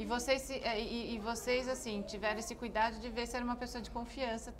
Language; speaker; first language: Portuguese; native; Portuguese